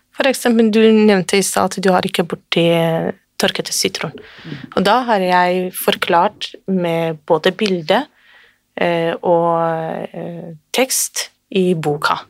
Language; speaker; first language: Norwegian; non-native, fluent; Kurdish